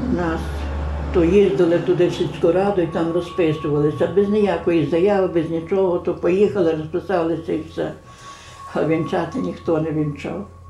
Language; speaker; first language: Ukrainian; native; Ukrainian